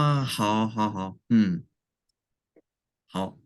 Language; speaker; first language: Chinese; non-native, learner; English